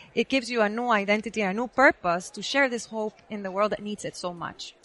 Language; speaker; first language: English; non-native, fluent; Spanish